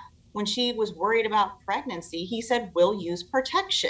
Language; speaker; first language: English; native; English